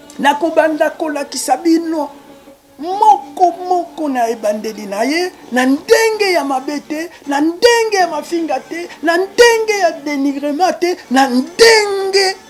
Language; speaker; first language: Lingala; native; Lingala